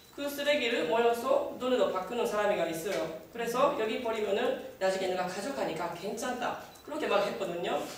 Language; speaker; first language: Korean; non-native, learner; Japanese